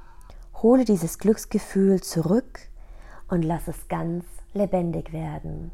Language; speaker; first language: German; native; German